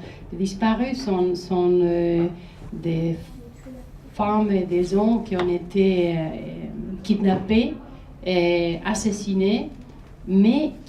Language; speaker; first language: French; non-native, fluent; Spanish